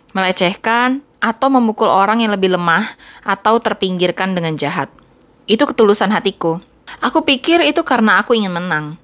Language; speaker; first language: Indonesian; native; Indonesian